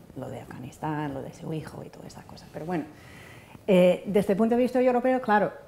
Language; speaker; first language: Spanish; non-native, fluent; English